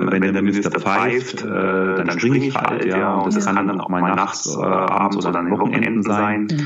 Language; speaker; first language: German; native; German